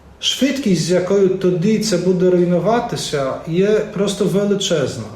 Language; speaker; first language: Ukrainian; non-native, fluent; Polish